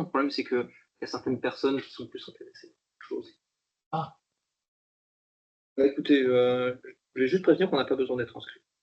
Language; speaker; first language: French; native; French